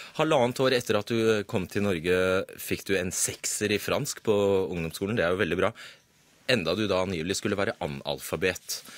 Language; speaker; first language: Norwegian; native; Norwegian